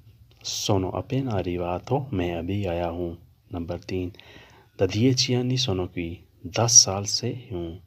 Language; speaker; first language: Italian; non-native, fluent; Urdu